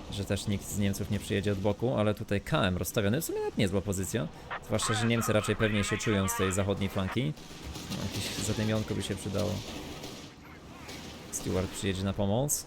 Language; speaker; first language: Polish; native; Polish